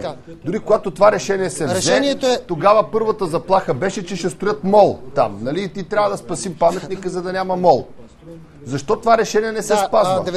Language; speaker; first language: Bulgarian; native; Bulgarian